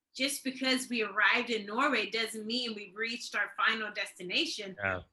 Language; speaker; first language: English; early bilingual, other home language; Swedish